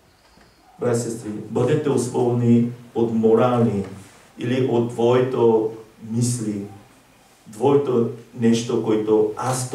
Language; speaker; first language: Bulgarian; non-native, learner; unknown